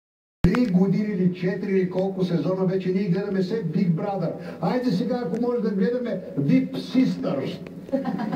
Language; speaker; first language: Bulgarian; native; Bulgarian